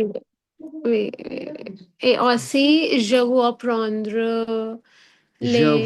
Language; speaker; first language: French; non-native, learner; Hindi